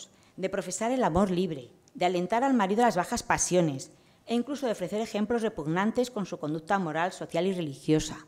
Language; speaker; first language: Spanish; native; Spanish